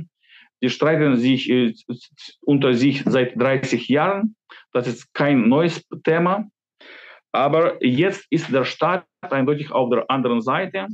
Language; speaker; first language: German; non-native, fluent; Ukrainian